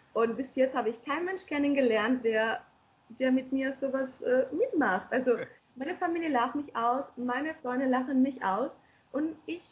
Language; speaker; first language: German; non-native, fluent; Spanish